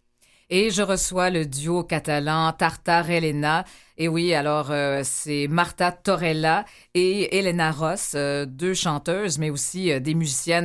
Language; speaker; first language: French; native; French